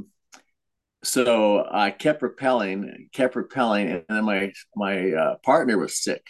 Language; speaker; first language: English; native; English